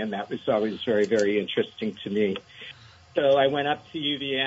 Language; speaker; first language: English; native; English